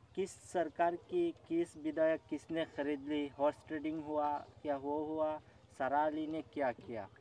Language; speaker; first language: Hindi; non-native, local second language; Bangla